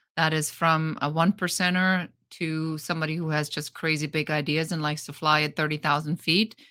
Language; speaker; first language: English; non-native, fluent; German